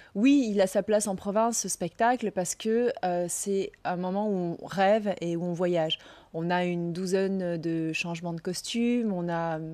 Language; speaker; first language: French; native; French